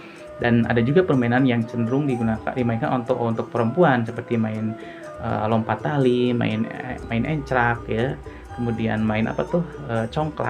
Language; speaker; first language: Indonesian; non-native, local second language; Sundanese